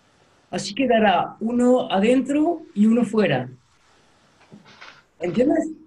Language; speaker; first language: Spanish; non-native, fluent; French